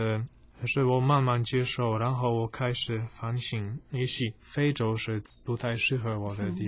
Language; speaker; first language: Chinese; non-native, fluent; Polish